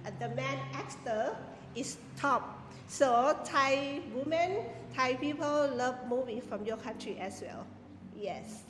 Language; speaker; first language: English; non-native, learner; Thai